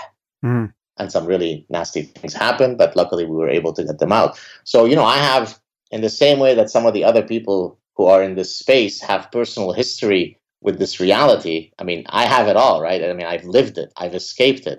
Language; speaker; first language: English; early bilingual, other home language; Arabic